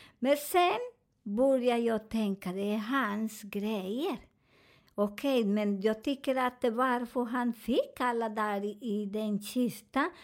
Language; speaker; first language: Swedish; non-native, learner; Spanish